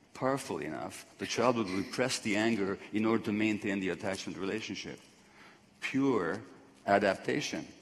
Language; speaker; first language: English; non-native, fluent; Hungarian